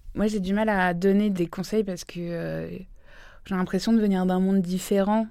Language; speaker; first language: French; native; French